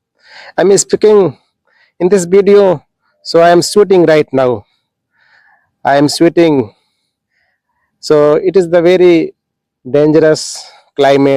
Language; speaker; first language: English; non-native, local second language; Hindi